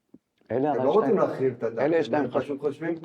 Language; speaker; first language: Hebrew; native; Hebrew